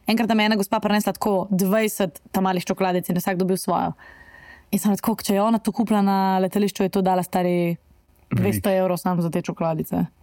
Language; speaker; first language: Slovenian; native; Slovenian